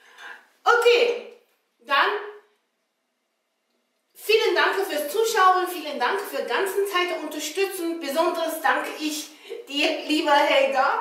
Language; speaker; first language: German; non-native, learner; Chinese